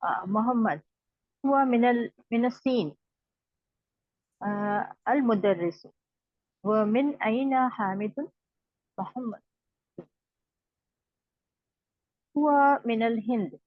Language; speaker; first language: Arabic; non-native, learner; Urdu